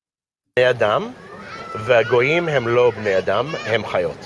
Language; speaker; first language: Hebrew; non-native, fluent; English